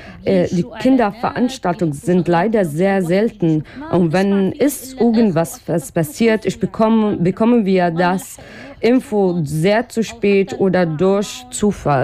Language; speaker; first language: German; non-native, learner; Arabic